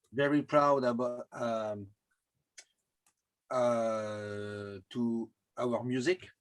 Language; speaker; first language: English; non-native, learner; French